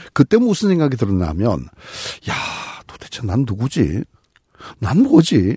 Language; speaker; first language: Korean; native; Korean